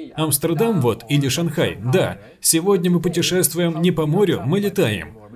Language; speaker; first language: Russian; non-native, fluent; Swedish